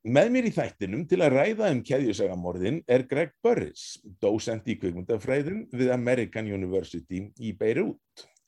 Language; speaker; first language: Icelandic; native; Icelandic